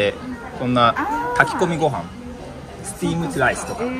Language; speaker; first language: Japanese; native; Japanese